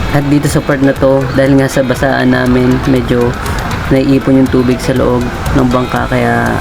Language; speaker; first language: Filipino; native; Filipino